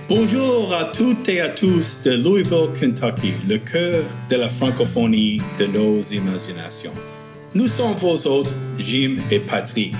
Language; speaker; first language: French; non-native, fluent; English